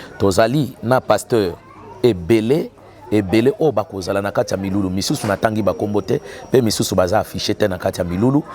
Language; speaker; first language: Lingala; native; Lingala